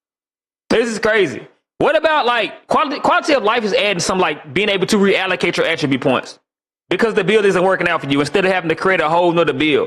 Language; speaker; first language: English; native; English